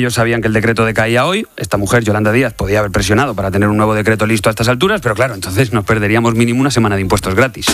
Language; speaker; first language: Spanish; native; Spanish